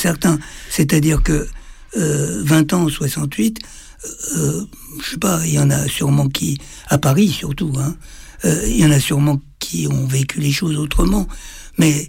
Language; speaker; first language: French; native; French